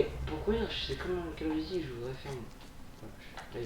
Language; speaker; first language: French; native; French